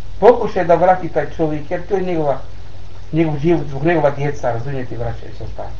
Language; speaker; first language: Bosnian; non-native, learner; Arabic